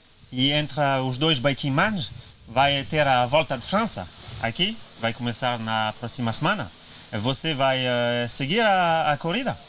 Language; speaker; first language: Portuguese; non-native, fluent; French